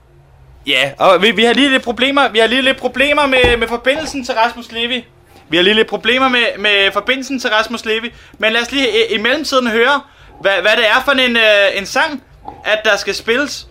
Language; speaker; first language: Danish; native; Danish